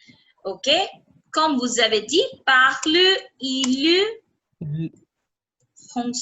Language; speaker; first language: French; non-native, fluent; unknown